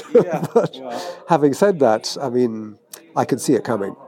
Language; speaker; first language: English; native; English